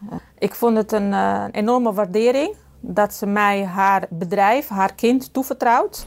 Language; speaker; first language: Dutch; early bilingual, other home language; Arabic